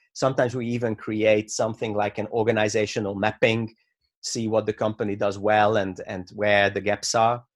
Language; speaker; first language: English; non-native, fluent; Hungarian